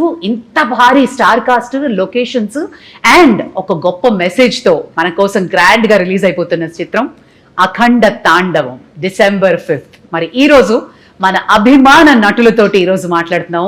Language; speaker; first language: Telugu; native; Telugu